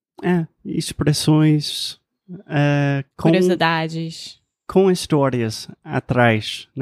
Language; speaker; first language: Portuguese; non-native, fluent; English